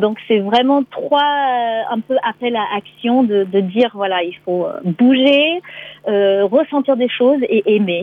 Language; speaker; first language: French; non-native, fluent; English